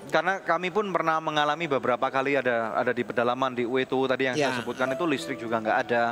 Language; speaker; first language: Indonesian; native; Indonesian